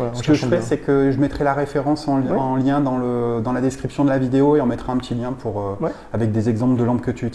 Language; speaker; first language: French; native; French